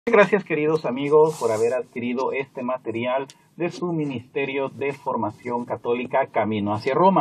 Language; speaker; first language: Spanish; native; Spanish